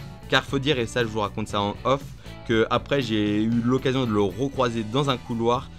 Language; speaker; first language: French; native; French